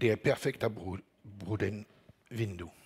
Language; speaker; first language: Danish; non-native, learner; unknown